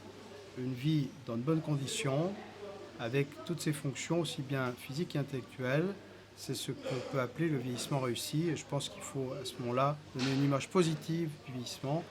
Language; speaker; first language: French; native; French